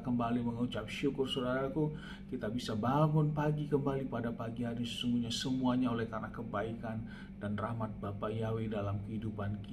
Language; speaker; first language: Indonesian; native; Indonesian